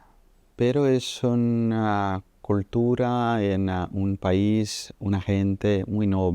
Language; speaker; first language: Spanish; non-native, fluent; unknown